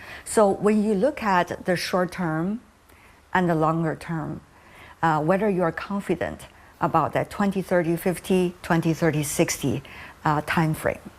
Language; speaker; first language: English; non-native, fluent; Chinese